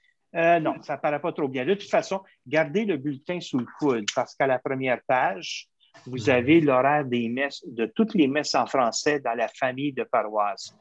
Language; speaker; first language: French; native; French